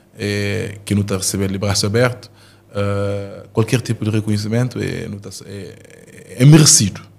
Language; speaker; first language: Portuguese; non-native, local second language; Kabuverdianu